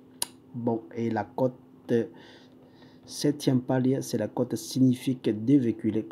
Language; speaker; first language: French; non-native, fluent; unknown